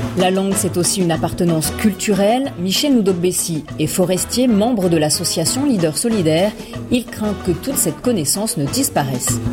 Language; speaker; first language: French; native; French